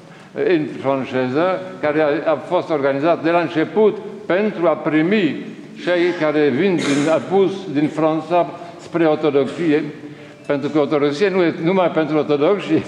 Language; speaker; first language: Romanian; non-native, learner; French